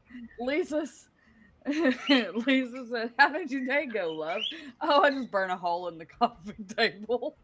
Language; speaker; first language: English; native; English